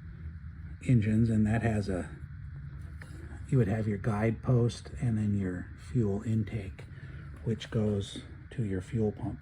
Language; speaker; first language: English; native; English